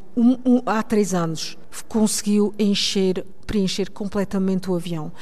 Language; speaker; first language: Portuguese; early bilingual, heritage; Portuguese